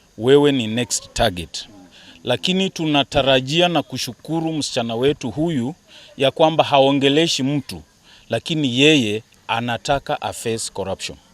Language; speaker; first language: Swahili; non-native, local second language; Luyia